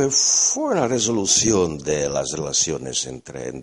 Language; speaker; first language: Spanish; non-native, fluent; Slovak